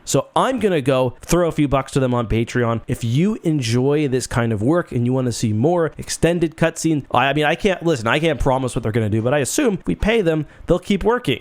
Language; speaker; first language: English; native; English